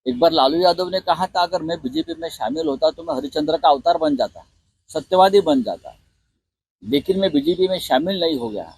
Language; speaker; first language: Hindi; non-native, local second language; Marathi